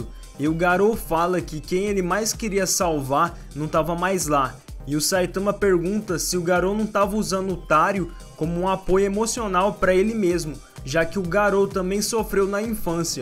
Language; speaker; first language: Portuguese; native; Portuguese